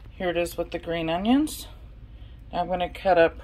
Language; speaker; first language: English; native; English